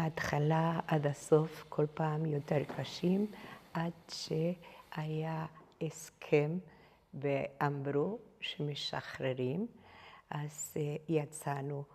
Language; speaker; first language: Hebrew; non-native, fluent; Spanish